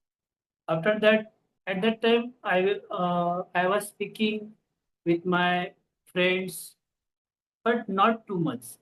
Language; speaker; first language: English; non-native, local second language; Marathi